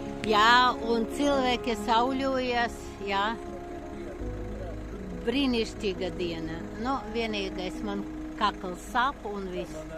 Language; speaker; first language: Latvian; non-native, local second language; Russian